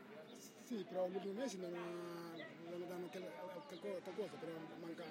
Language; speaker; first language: Italian; non-native, learner; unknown